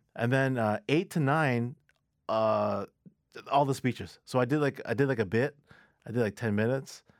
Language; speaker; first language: English; native; English